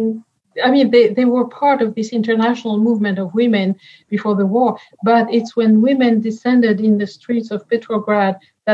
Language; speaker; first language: English; non-native, fluent; French